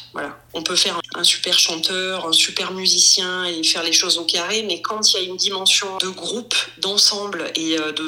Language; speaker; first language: French; native; French